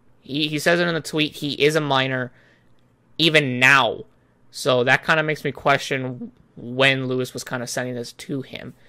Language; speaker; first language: English; native; English